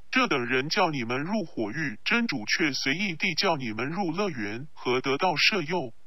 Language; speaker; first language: Chinese; non-native, local second language; Cantonese